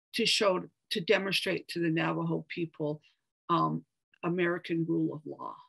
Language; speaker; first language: English; native; English